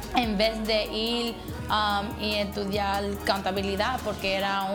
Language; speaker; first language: Spanish; early bilingual, heritage; Spanish